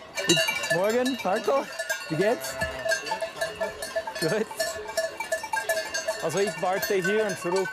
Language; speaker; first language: German; non-native, learner; English